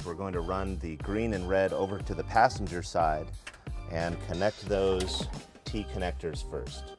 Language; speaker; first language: English; native; English